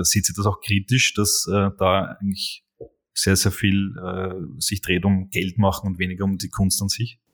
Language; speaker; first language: German; native; German